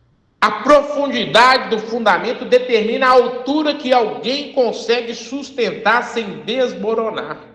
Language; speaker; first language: Portuguese; native; Portuguese